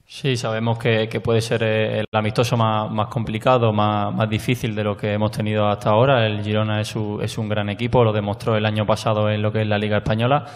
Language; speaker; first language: Spanish; native; Spanish